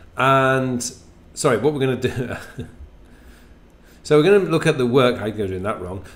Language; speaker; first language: English; native; English